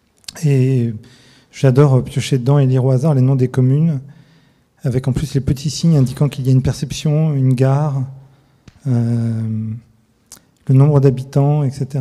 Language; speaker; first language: French; native; French